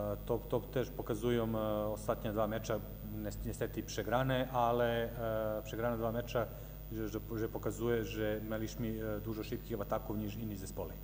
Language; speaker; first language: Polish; non-native, learner; Serbian